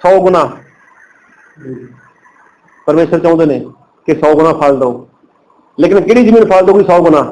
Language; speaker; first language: Hindi; non-native, local second language; Punjabi